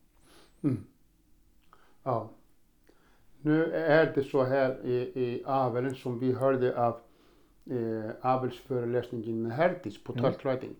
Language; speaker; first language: Swedish; non-native, fluent; Icelandic